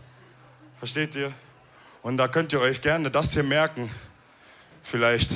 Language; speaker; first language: German; early bilingual, other home language; Wolof